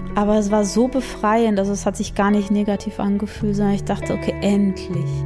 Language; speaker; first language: German; early bilingual, other home language; Polish